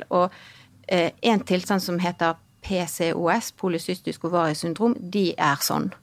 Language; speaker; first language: Norwegian; native; Norwegian